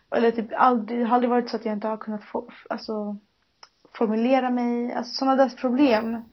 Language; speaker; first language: Swedish; native; Swedish